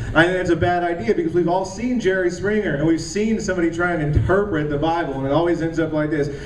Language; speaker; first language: English; native; English